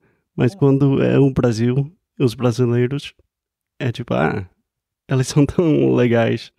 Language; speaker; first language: Portuguese; non-native, fluent; English